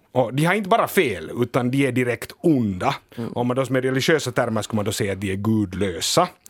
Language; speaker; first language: Swedish; native; Swedish